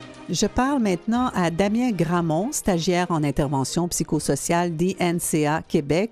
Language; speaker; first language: French; native; French